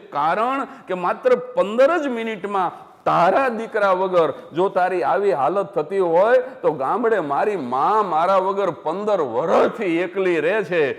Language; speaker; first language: Gujarati; native; Gujarati